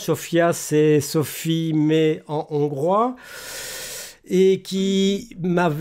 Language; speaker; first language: French; native; French